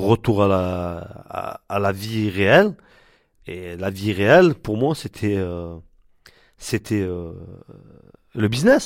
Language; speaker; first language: French; native; French